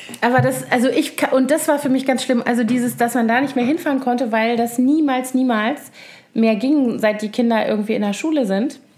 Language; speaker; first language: German; native; German